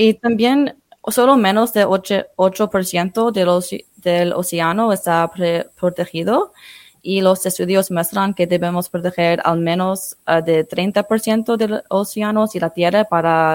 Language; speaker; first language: Spanish; non-native, fluent; English